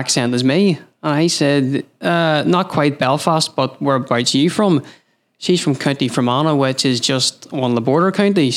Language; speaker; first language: English; native; English